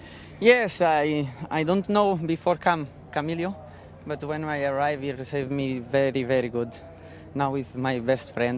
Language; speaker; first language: English; non-native, learner; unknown